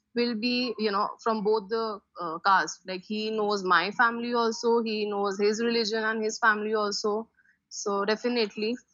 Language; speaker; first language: English; non-native, local second language; Hindi